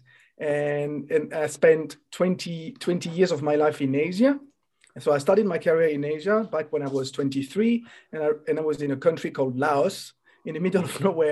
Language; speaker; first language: English; non-native, fluent; French